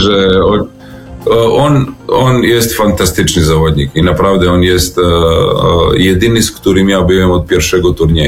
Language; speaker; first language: Polish; non-native, learner; Serbian